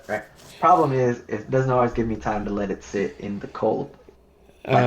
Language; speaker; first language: English; native; English